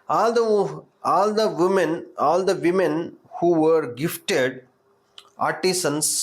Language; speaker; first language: English; non-native, local second language; Telugu